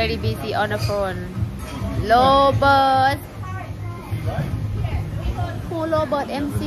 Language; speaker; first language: English; non-native, learner; Thai